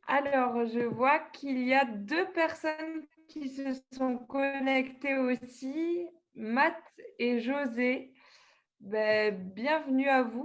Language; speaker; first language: French; native; French